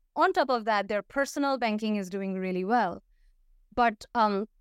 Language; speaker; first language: English; non-native, fluent; Hindi